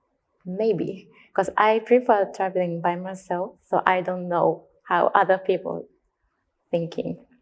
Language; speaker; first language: English; non-native, learner; Japanese